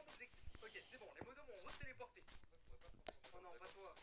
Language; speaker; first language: French; native; French